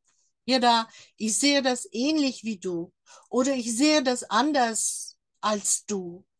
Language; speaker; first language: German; non-native, fluent; Turkish